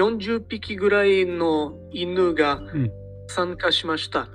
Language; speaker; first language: Japanese; non-native, learner; Portuguese